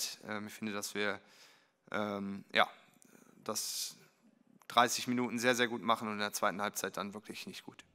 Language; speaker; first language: German; native; German